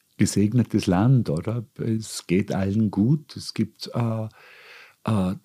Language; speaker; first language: German; native; German